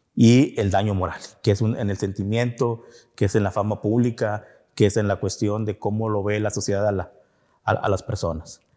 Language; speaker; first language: Spanish; native; Spanish